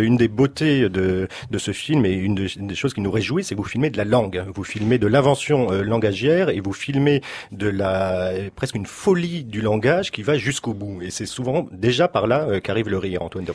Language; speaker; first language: French; native; French